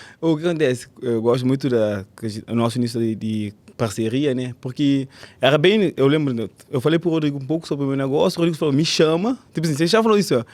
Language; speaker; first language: Portuguese; non-native, local second language; Kabuverdianu